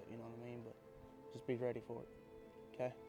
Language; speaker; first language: English; native; English